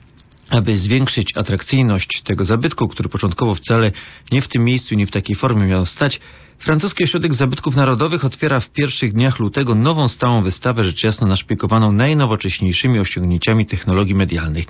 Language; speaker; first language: Polish; native; Polish